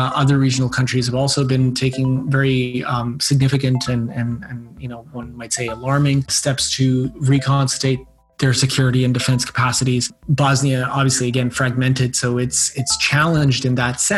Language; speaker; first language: English; non-native, fluent; Bosnian